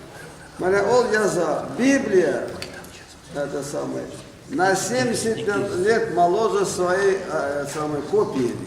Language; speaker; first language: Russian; non-native, local second language; Tatar